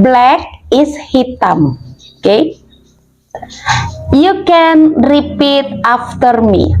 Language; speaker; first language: English; non-native, learner; Indonesian